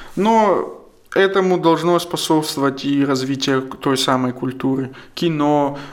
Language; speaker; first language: Russian; non-native, local second language; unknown